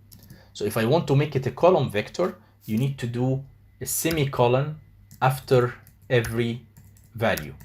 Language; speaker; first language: English; non-native, fluent; Arabic